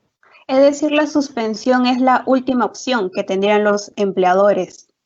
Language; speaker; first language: Spanish; native; Spanish